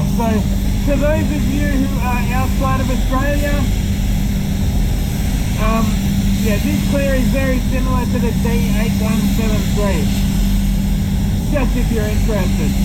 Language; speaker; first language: English; native; English